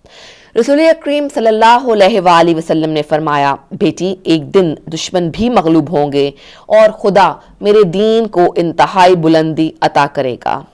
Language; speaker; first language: Urdu; native; Urdu